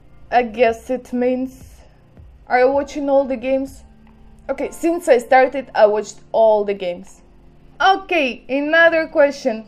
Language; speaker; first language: English; non-native, fluent; Russian